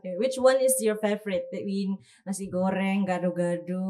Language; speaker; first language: English; non-native, fluent; Indonesian